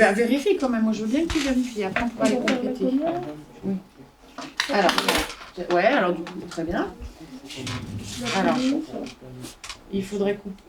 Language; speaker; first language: French; native; French